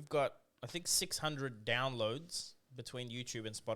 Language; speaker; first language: English; native; English